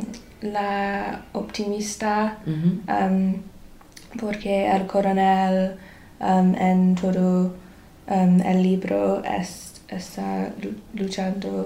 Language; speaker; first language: Spanish; non-native, learner; English